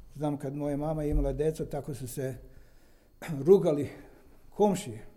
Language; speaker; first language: Serbian; non-native, fluent; Romanian